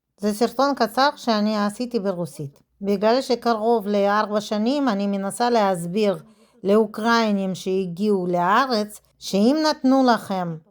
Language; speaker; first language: Hebrew; non-native, fluent; Russian